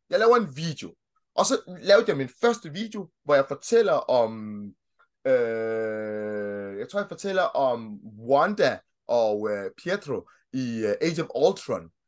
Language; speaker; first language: Danish; early bilingual, other home language; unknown